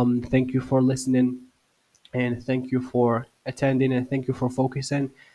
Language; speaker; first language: English; non-native, learner; Arabic